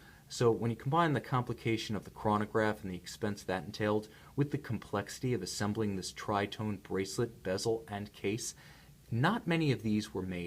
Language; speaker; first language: English; native; English